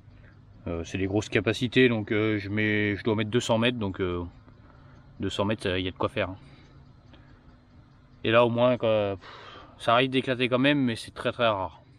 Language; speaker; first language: French; native; French